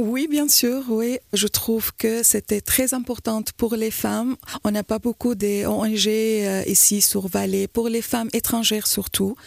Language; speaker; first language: French; non-native, learner; Arabic